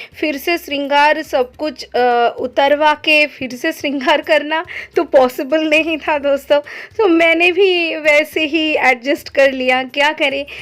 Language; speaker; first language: Hindi; non-native, local second language; Bangla